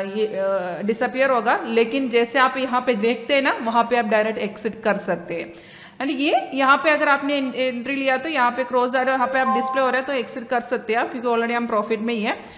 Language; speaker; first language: Hindi; non-native, local second language; Malayalam